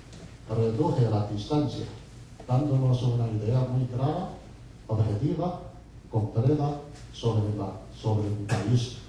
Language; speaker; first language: Spanish; non-native, fluent; Chinese